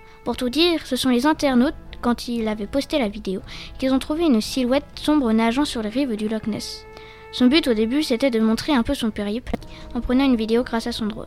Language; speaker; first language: French; native; French